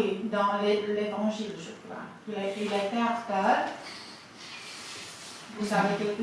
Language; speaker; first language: French; non-native, fluent; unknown